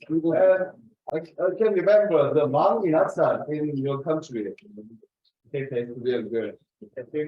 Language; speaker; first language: English; non-native, fluent; Korean